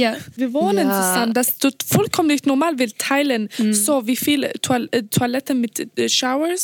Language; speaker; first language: German; non-native, fluent; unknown